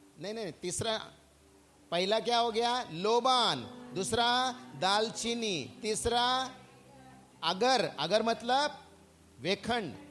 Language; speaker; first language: Hindi; non-native, local second language; Marathi